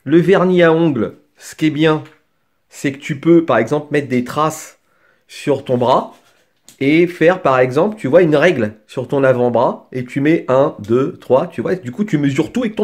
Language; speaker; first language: French; native; French